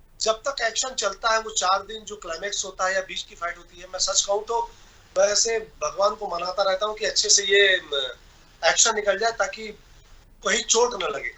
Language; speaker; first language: Hindi; non-native, local second language; Bhojpuri